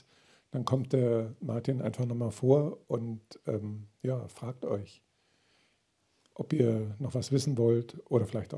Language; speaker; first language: German; native; German